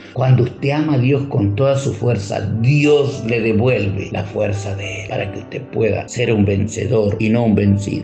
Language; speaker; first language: Spanish; native; Spanish